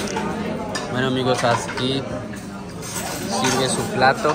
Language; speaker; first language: Spanish; non-native, learner; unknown